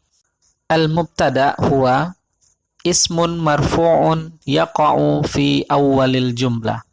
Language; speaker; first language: Arabic; non-native, fluent; Indonesian